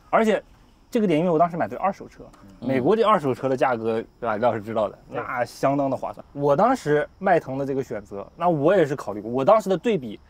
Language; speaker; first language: Chinese; native; Chinese